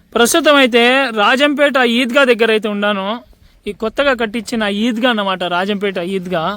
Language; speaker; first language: Telugu; non-native, local second language; Urdu